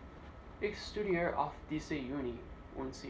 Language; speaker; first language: German; non-native, learner; English